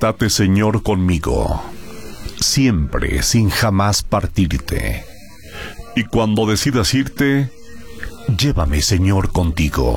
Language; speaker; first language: Spanish; native; Spanish